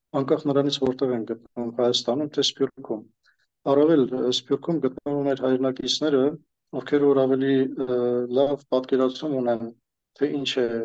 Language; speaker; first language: Armenian; native; Armenian